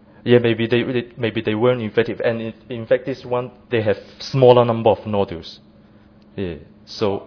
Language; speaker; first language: English; non-native, fluent; Chinese